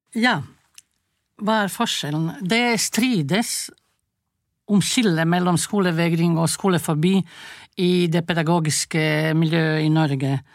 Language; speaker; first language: Norwegian; non-native, fluent; Croatian